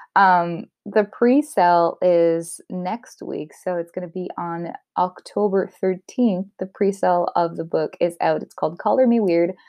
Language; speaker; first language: English; non-native, local second language; French